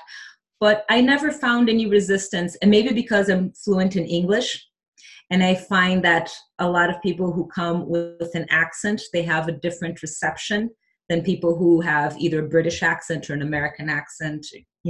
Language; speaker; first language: English; early bilingual, other home language; Portuguese